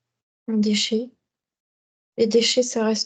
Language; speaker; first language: French; native; French